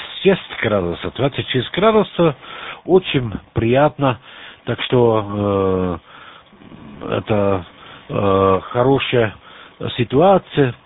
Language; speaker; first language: Russian; non-native, learner; German